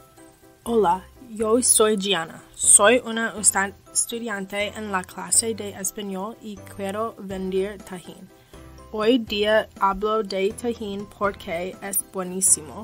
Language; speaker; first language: Spanish; non-native, learner; English